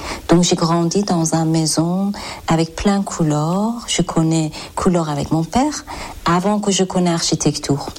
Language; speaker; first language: French; non-native, learner; Persian